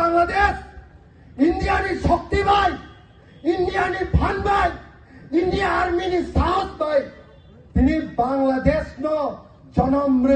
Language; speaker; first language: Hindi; non-native, local second language; Kok Borok